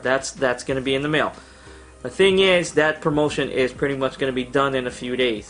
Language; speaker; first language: English; native; English